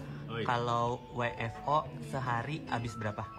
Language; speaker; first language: Indonesian; native; Indonesian